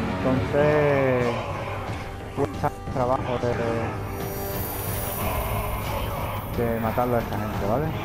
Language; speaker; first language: Spanish; native; Spanish